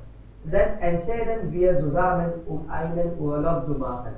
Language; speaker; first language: German; non-native, learner; Kannada